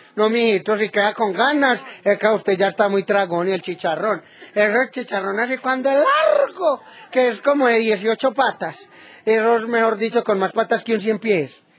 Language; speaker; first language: Spanish; native; Spanish